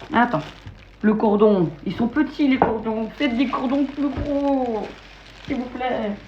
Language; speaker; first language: French; native; French